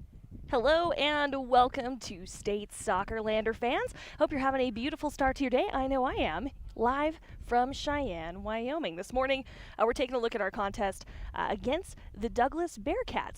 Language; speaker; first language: English; native; English